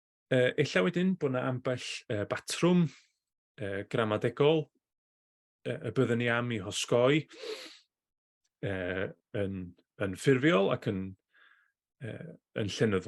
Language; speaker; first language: Welsh; native; Welsh